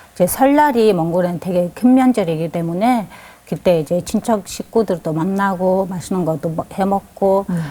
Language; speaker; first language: Korean; non-native, learner; Mongolian